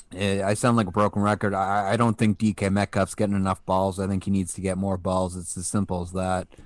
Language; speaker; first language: English; native; English